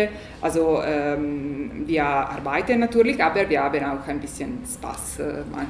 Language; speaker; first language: German; non-native, learner; Italian